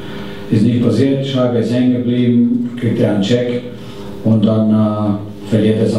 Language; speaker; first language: German; non-native, fluent; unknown